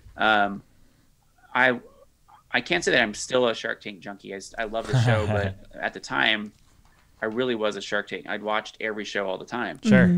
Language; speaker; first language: English; native; English